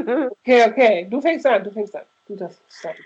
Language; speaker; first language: German; native; German